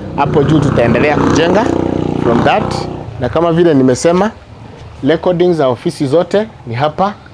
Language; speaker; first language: Swahili; non-native, local second language; Meru